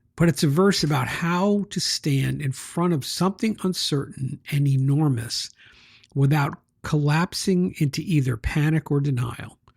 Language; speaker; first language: English; native; English